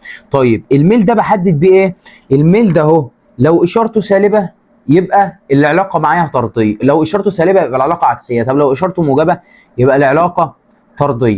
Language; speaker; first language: Arabic; native; Arabic